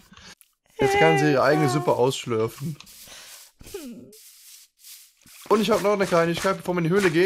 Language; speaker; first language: German; native; German